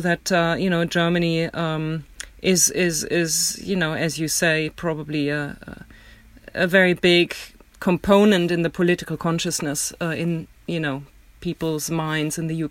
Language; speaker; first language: English; non-native, fluent; German